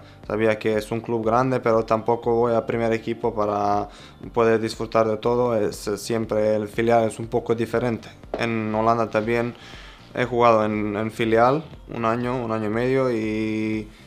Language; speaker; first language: Spanish; non-native, fluent; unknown